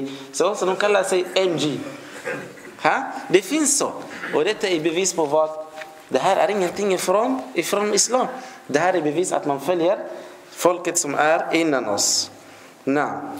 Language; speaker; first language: Swedish; non-native, fluent; Arabic